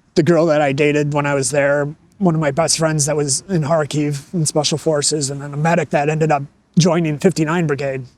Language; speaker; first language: English; native; English